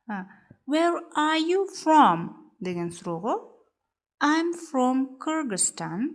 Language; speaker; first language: English; non-native, fluent; Kyrgyz